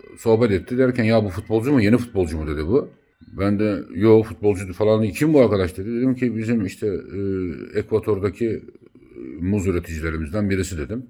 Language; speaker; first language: Turkish; native; Turkish